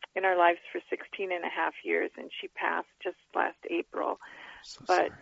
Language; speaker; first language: English; native; English